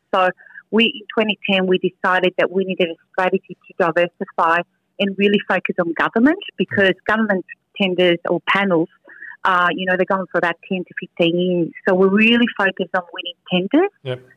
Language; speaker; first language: English; early bilingual, other home language; Spanish